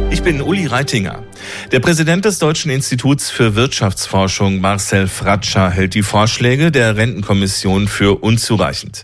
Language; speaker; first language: German; native; German